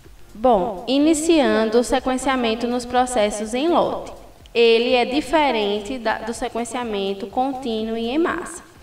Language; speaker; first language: Portuguese; native; Portuguese